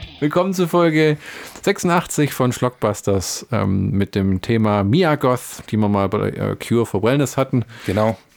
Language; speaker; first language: German; native; German